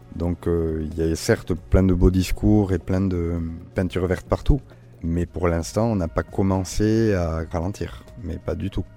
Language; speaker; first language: French; native; French